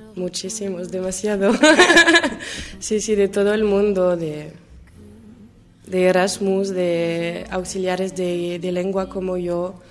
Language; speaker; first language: Spanish; non-native, learner; French